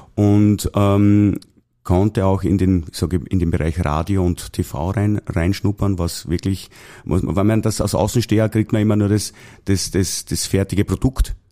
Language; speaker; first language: German; native; German